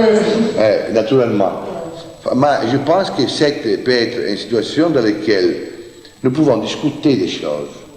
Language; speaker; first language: French; non-native, fluent; Italian